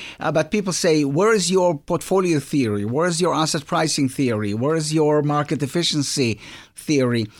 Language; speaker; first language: English; non-native, fluent; Hebrew